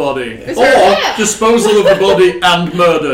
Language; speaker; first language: English; native; English